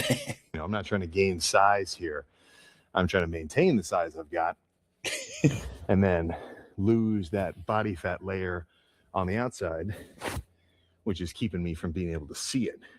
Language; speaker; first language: English; native; English